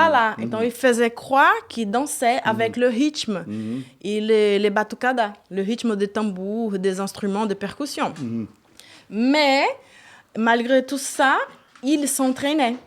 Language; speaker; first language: French; non-native, fluent; Portuguese